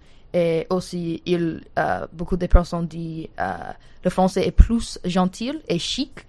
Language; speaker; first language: French; non-native, learner; English